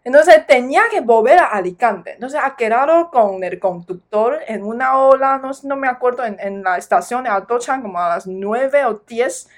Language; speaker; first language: Spanish; non-native, learner; Chinese